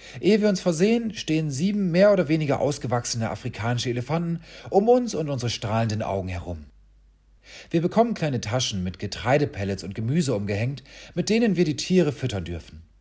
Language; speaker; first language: German; native; German